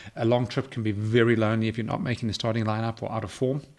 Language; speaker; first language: English; native; English